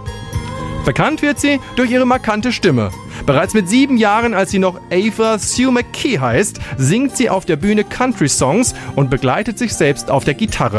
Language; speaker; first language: German; native; German